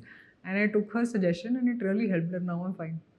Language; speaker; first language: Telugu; non-native, fluent; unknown